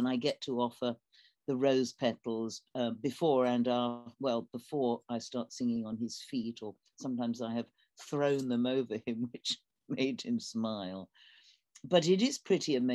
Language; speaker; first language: English; native; English